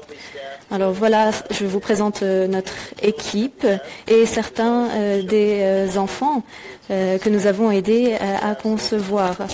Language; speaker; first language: French; native; French